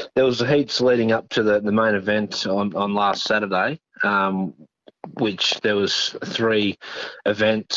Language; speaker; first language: English; native; English